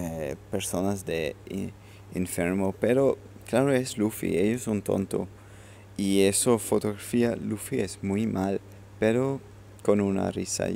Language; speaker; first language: Spanish; non-native, learner; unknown